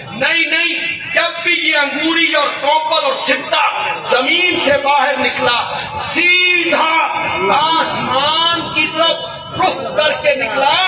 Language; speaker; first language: Urdu; non-native, local second language; Punjabi